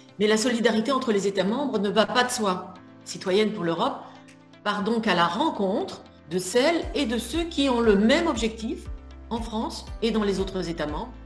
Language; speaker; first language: French; native; French